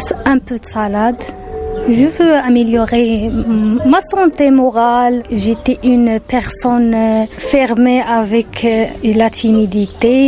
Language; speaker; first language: French; non-native, learner; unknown